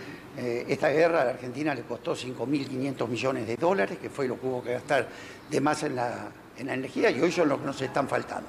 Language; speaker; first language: Spanish; native; Spanish